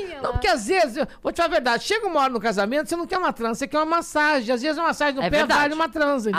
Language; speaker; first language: Portuguese; native; Portuguese